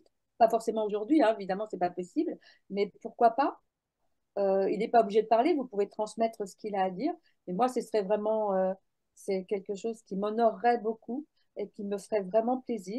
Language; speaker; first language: French; native; French